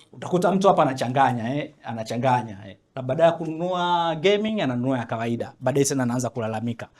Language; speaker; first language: Swahili; native; Swahili